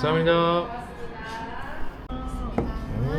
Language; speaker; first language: Korean; non-native, learner; Japanese